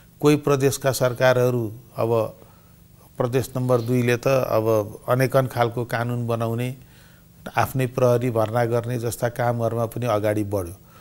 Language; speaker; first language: Nepali; native; Nepali